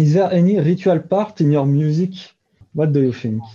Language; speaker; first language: English; non-native, learner; French